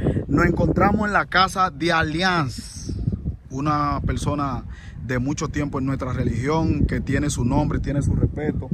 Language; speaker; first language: Spanish; native; Spanish